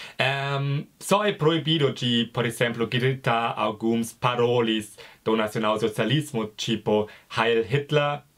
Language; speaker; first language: Portuguese; non-native, fluent; German